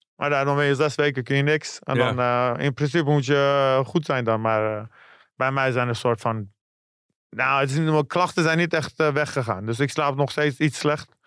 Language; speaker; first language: Dutch; early bilingual, other home language; Persian